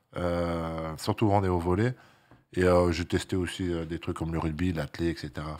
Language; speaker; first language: French; native; French